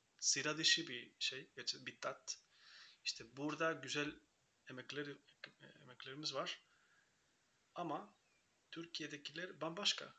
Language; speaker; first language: Turkish; non-native, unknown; Spanish